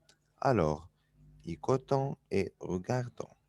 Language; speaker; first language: French; non-native, fluent; Arabic